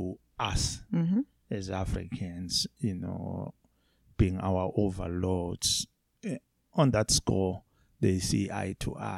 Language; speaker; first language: English; non-native, local second language; Zulu